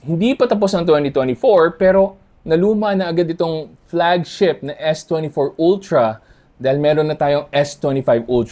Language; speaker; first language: Filipino; native; Filipino